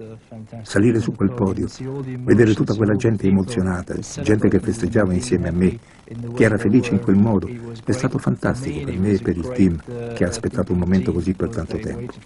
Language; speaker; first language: Italian; native; Italian